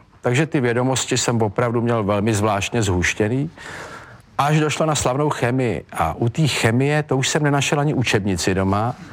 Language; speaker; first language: Czech; native; Czech